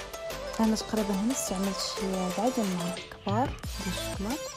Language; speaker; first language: Arabic; native; Arabic